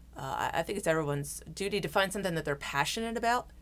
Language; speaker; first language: English; native; English